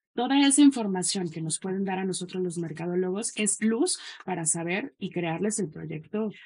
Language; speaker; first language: Spanish; native; Spanish